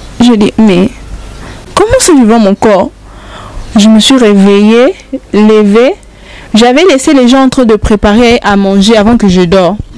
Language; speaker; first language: French; non-native, local second language; Lingala